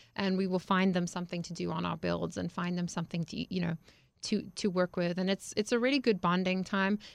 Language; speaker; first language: English; native; English